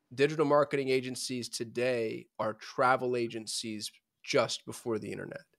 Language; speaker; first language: English; early bilingual, other home language; Urdu